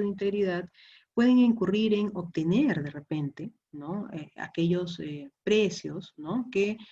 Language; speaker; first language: Spanish; native; Spanish